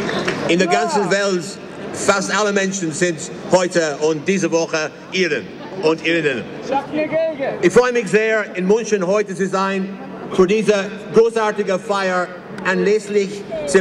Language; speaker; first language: German; non-native, fluent; English